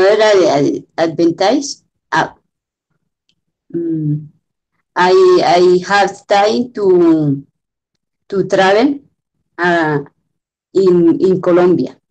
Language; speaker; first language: English; non-native, learner; Spanish